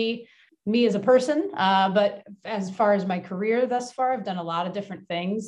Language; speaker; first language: English; native; English